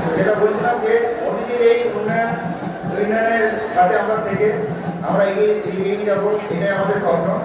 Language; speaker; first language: Bangla; non-native, local second language; Santali